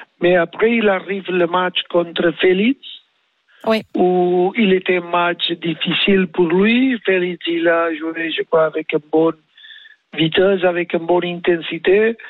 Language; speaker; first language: French; non-native, learner; Spanish